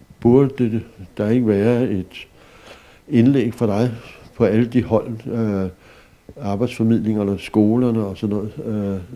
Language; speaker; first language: Danish; native; Danish